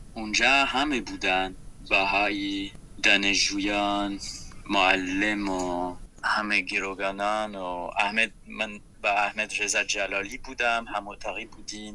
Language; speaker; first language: Persian; non-native, fluent; French